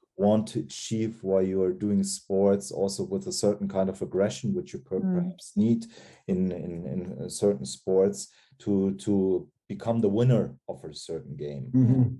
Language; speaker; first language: English; non-native, fluent; German